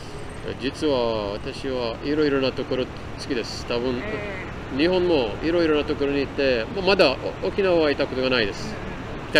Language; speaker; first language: Japanese; non-native, learner; Khmer